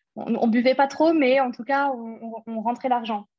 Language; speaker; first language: French; early bilingual, other home language; English